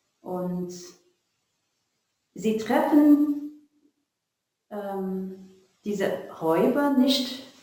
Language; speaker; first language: German; non-native, learner; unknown